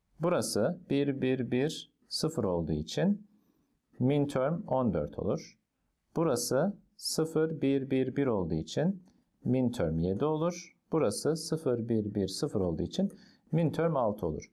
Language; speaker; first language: Turkish; native; Turkish